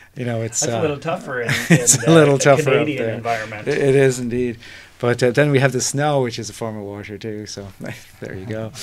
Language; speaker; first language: English; native; English